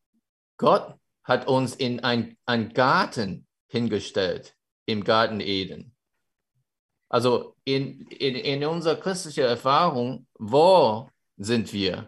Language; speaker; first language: German; non-native, fluent; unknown